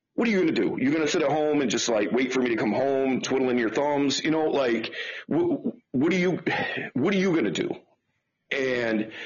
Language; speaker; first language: English; native; English